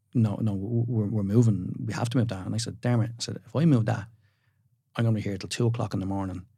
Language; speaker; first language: English; native; English